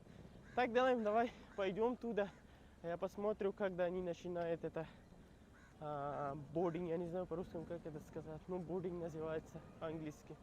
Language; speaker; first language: Russian; non-native, learner; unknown